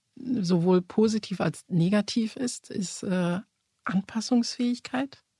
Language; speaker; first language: German; early bilingual, other home language; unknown